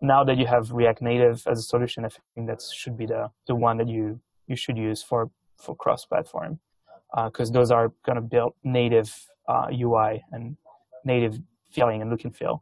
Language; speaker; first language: English; non-native, fluent; French